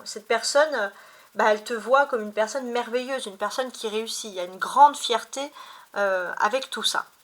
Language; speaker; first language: French; native; French